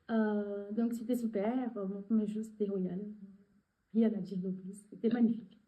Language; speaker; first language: French; non-native, fluent; Portuguese